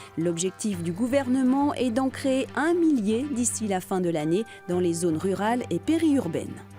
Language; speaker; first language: French; native; French